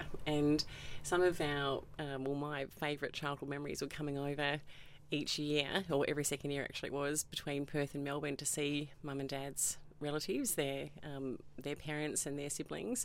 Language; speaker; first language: English; native; English